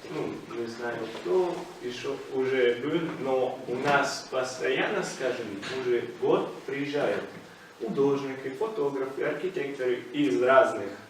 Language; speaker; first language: Russian; non-native, fluent; Italian